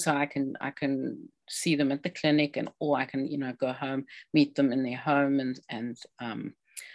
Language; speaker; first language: English; native; English